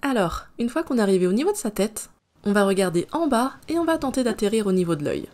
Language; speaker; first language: French; native; French